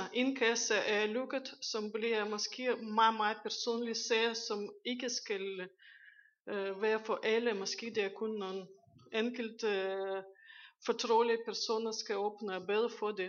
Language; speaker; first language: Danish; non-native, fluent; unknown